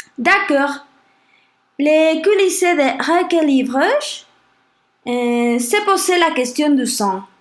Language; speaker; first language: French; non-native, learner; Spanish